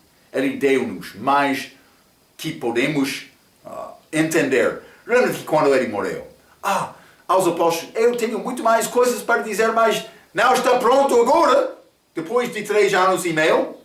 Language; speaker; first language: Portuguese; non-native, fluent; English